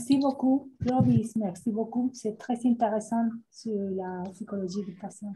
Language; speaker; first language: French; non-native, fluent; Spanish